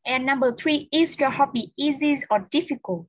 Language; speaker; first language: English; non-native, fluent; Vietnamese